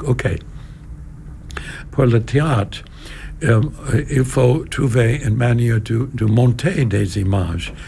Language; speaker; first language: French; non-native, learner; English